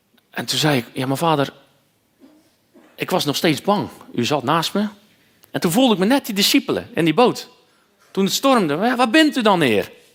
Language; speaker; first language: Dutch; native; Dutch